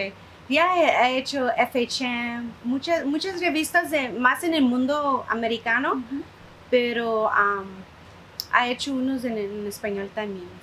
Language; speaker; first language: Spanish; early bilingual, heritage; Spanish